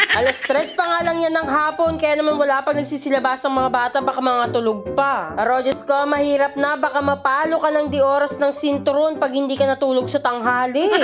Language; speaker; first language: Filipino; native; Filipino